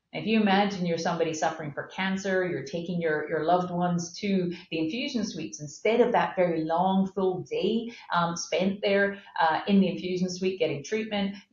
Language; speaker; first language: English; native; English